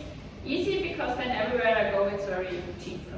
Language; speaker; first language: English; non-native, fluent; Swiss German